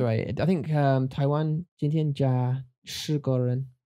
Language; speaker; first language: Chinese; non-native, learner; English